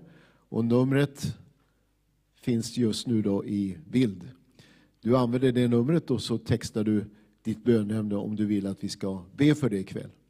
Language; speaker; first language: Swedish; native; Swedish